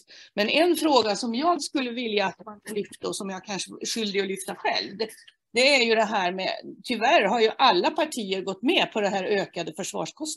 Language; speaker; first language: Swedish; native; Swedish